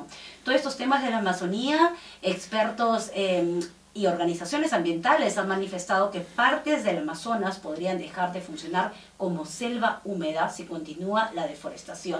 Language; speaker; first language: Spanish; native; Spanish